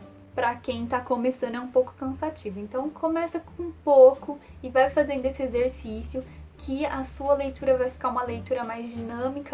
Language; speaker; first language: Portuguese; native; Portuguese